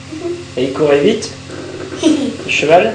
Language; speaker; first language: French; native; French